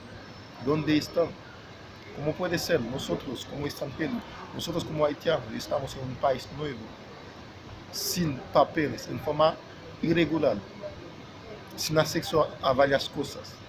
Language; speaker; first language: Spanish; non-native, fluent; Haitian Creole